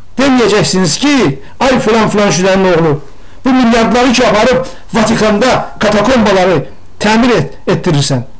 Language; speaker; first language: Azerbaijani; non-native, local second language; Talysh